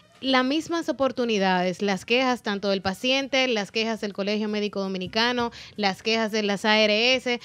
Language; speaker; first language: Spanish; native; Spanish